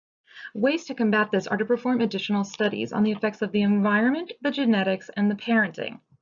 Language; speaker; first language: English; native; English